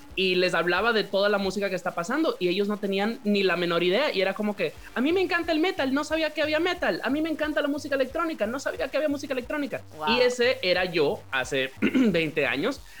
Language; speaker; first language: Spanish; native; Spanish